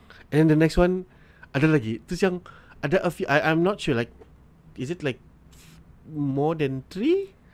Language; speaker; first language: English; non-native, local second language; Malay